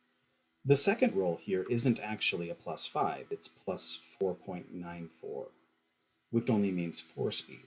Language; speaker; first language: English; native; English